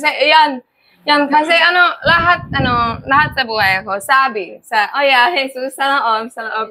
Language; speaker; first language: Filipino; non-native, learner; English